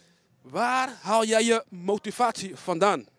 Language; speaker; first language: Dutch; native; Dutch